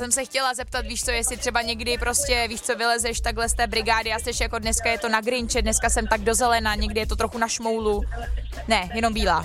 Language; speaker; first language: Czech; native; Czech